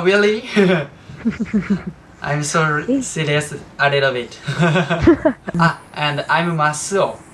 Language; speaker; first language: English; non-native, learner; Japanese